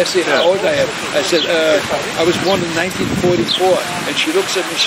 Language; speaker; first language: English; non-native, fluent; German